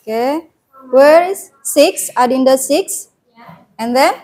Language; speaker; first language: English; non-native, learner; Indonesian